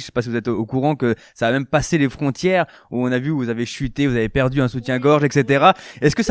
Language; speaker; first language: French; native; French